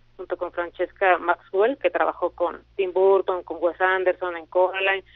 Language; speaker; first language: Spanish; native; Spanish